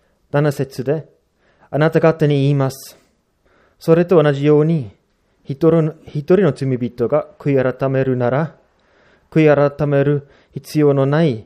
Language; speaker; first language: Japanese; non-native, fluent; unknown